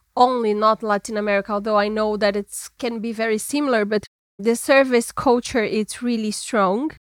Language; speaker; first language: English; non-native, fluent; Portuguese